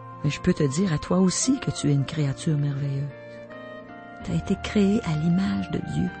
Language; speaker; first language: French; native; French